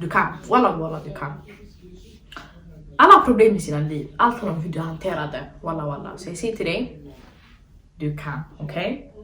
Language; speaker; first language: Swedish; early bilingual, other home language; Somali